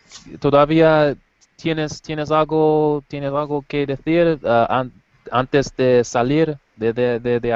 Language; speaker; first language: Spanish; non-native, learner; English